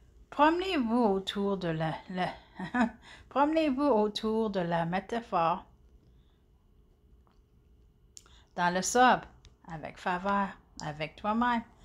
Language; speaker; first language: French; native; French